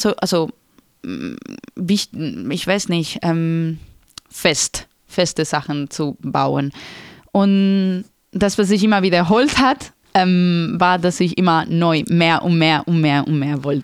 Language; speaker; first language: German; non-native, fluent; Spanish